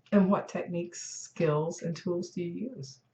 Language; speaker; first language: English; native; English